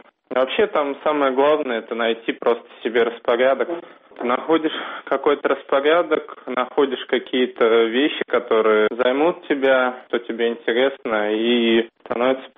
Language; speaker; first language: Russian; native; Russian